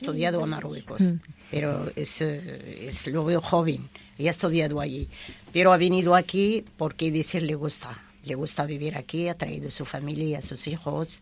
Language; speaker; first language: Spanish; non-native, learner; Arabic